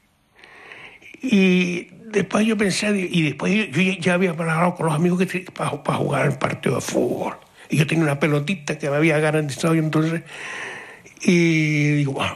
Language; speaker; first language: Spanish; native; Spanish